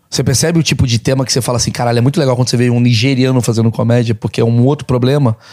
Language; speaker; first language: Portuguese; native; Portuguese